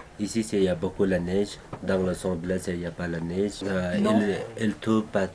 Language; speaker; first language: French; non-native, learner; Sherpa